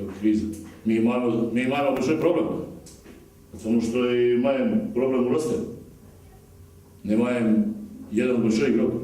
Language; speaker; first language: Russian; non-native, learner; Serbian